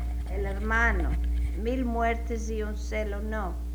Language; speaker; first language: Spanish; native; Spanish